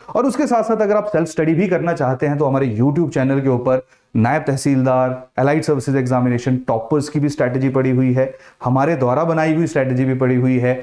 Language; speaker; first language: Hindi; native; Hindi